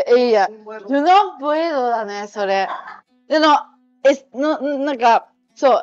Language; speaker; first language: Spanish; non-native, learner; Japanese